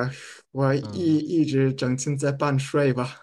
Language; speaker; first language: Chinese; non-native, fluent; German